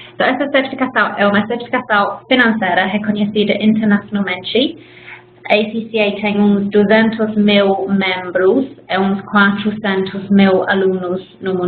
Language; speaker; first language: Portuguese; non-native, fluent; English